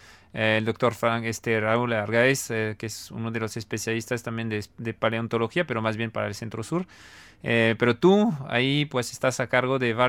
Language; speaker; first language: Spanish; non-native, fluent; French